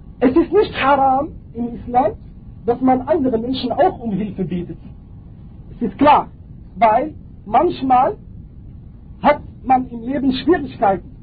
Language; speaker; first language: German; non-native, fluent; Arabic